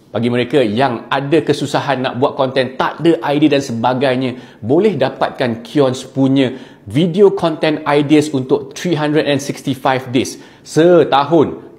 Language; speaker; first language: Malay; native; Malay